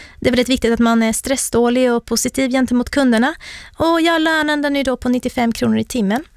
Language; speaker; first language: Swedish; native; Swedish